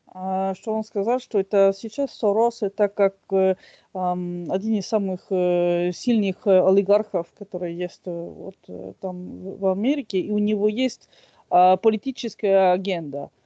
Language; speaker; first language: Russian; non-native, fluent; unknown